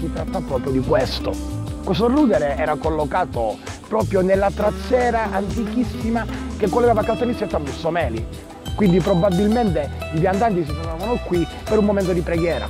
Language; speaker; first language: Italian; native; Italian